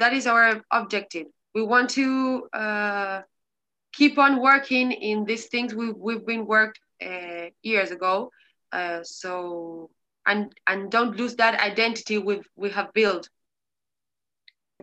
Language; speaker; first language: English; non-native, learner; Spanish